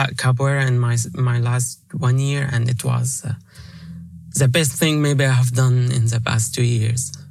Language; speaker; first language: English; non-native, fluent; Arabic